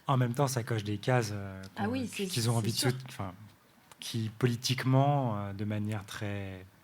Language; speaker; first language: French; native; French